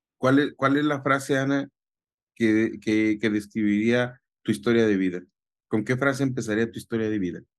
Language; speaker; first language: Spanish; native; Spanish